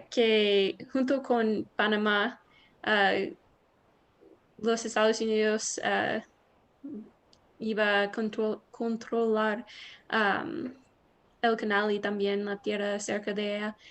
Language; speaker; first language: Spanish; non-native, learner; English